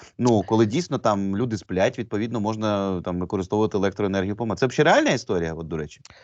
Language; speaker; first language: Ukrainian; native; Ukrainian